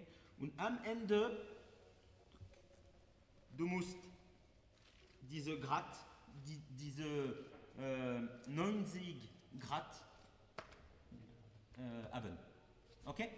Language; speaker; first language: German; non-native, learner; French